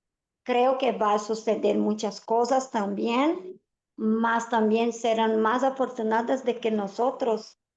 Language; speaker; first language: Spanish; non-native, fluent; Portuguese